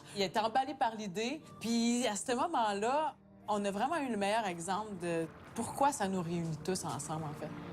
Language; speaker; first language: French; native; French